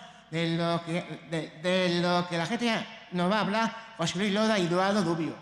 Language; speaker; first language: Spanish; native; Spanish